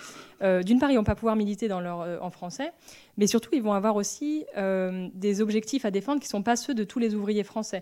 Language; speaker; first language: French; native; French